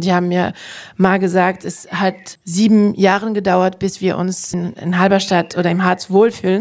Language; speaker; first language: German; non-native, fluent; French